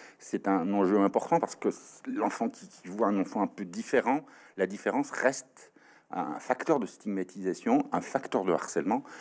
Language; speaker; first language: French; native; French